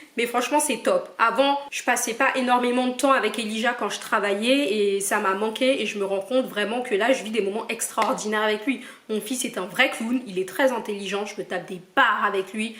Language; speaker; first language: French; early bilingual, other home language; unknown